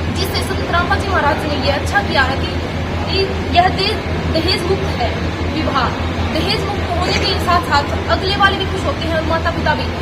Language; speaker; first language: Hindi; native; Hindi